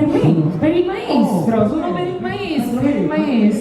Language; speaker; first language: Italian; non-native, fluent; Ukrainian